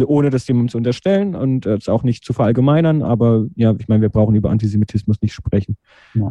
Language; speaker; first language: German; native; German